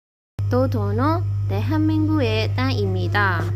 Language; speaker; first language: Korean; non-native, learner; Burmese